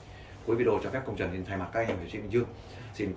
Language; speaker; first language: Vietnamese; native; Vietnamese